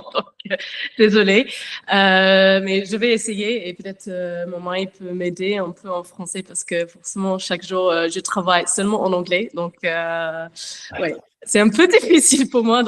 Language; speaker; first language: French; non-native, learner; English